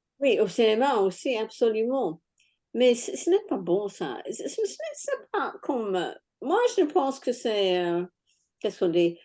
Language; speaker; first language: French; non-native, fluent; English